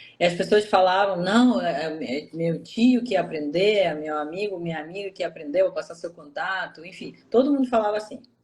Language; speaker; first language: Portuguese; non-native, fluent; Russian